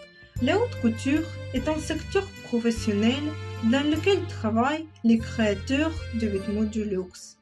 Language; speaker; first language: French; non-native, learner; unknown